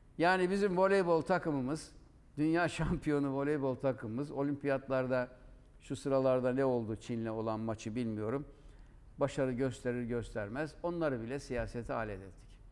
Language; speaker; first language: Turkish; native; Turkish